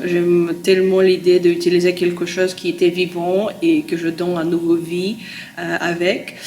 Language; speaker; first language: French; non-native, learner; Russian